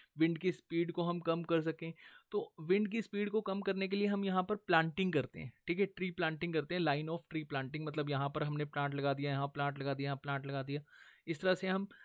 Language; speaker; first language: Hindi; native; Hindi